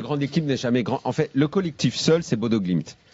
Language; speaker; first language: French; native; French